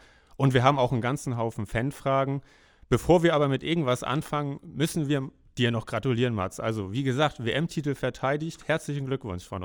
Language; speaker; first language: German; native; German